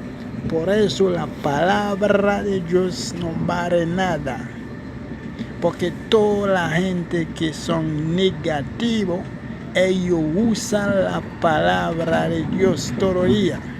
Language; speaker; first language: Spanish; non-native, fluent; Haitian Creole